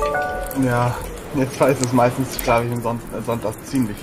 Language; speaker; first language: German; native; German